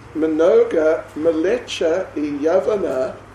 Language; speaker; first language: Russian; non-native, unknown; English